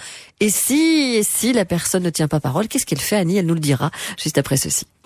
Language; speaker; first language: French; native; French